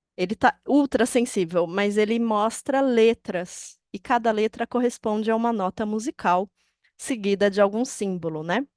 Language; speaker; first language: Portuguese; native; Portuguese